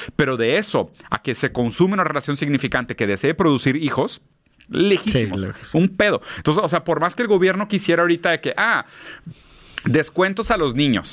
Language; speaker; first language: Spanish; native; Spanish